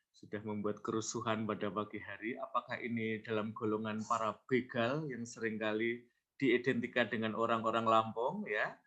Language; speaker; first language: Indonesian; native; Indonesian